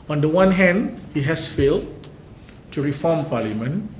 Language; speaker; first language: English; non-native, local second language; Malay